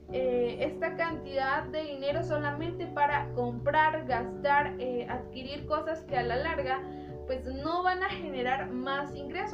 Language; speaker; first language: Spanish; native; Spanish